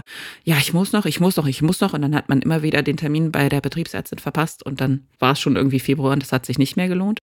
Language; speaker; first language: German; native; German